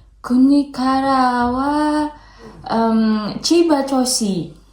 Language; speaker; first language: Japanese; non-native, learner; Indonesian